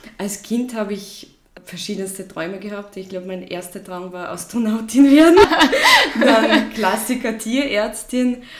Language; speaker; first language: German; non-native, fluent; Russian